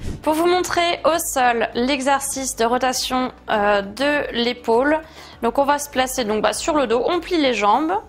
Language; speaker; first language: French; native; French